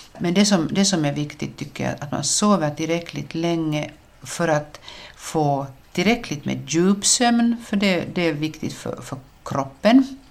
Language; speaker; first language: Swedish; native; Swedish